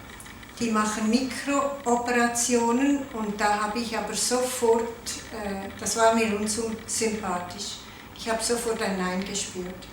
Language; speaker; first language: German; non-native, local second language; Italian